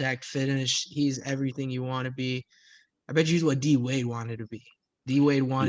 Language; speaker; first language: English; native; English